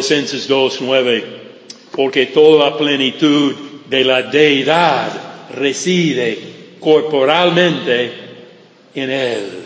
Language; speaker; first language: Spanish; non-native, fluent; English